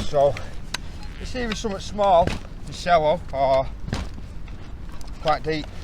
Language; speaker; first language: English; native; English